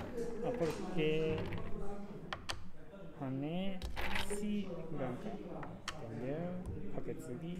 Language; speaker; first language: Portuguese; non-native, learner; Japanese